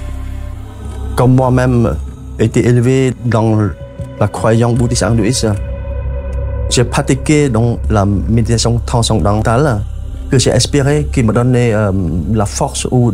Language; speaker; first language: French; non-native, fluent; Khmer